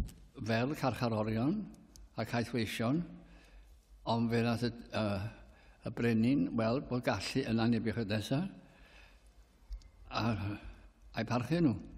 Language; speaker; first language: Welsh; native; Welsh